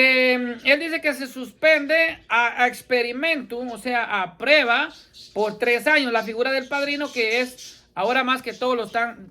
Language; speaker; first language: Spanish; native; Spanish